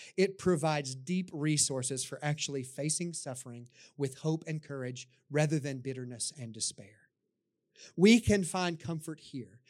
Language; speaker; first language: English; native; English